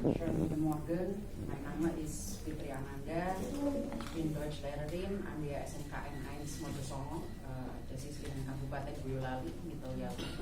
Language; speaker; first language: German; non-native, fluent; Indonesian